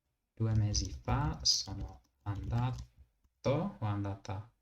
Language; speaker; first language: Italian; non-native, learner; English